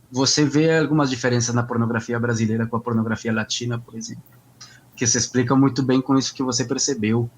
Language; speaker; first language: Portuguese; non-native, fluent; Spanish